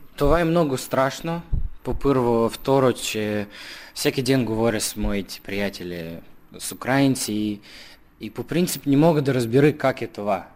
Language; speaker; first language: Bulgarian; early bilingual, heritage; Bulgarian